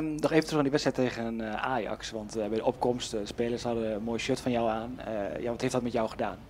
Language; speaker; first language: Dutch; native; Dutch